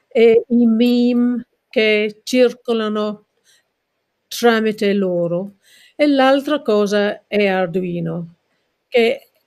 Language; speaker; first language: Italian; non-native, fluent; English